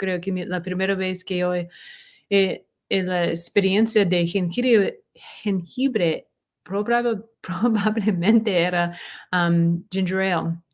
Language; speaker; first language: Spanish; non-native, learner; English